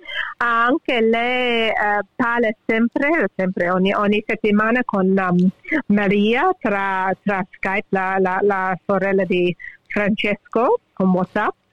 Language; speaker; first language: Italian; early bilingual, heritage; English